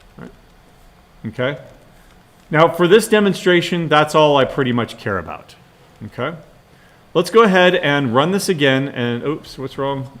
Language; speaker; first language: English; native; English